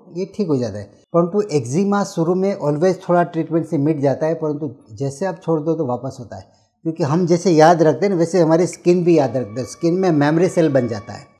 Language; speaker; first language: Hindi; non-native, local second language; Gujarati